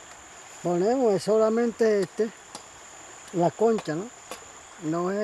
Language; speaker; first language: Spanish; non-native, local second language; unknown